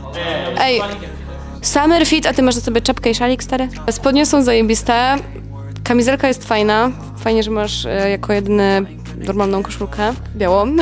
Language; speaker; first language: Polish; native; Polish